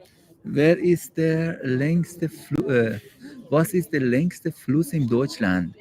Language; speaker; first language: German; non-native, learner; Persian